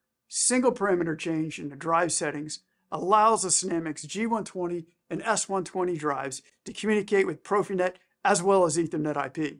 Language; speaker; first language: English; native; English